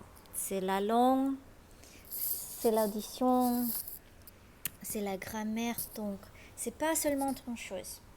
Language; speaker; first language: French; non-native, fluent; Spanish